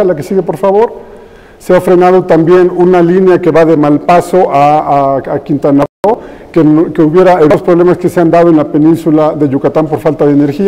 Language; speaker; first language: Spanish; native; Spanish